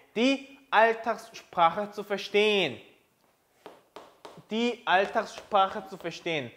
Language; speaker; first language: German; non-native, fluent; Korean